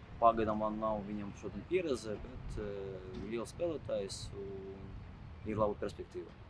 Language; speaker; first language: Latvian; non-native, local second language; Russian